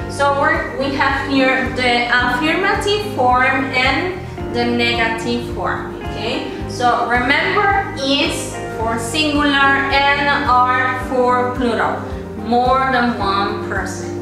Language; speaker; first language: English; non-native, fluent; Spanish